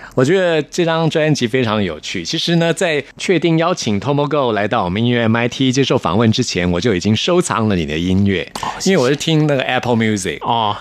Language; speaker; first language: Chinese; native; Chinese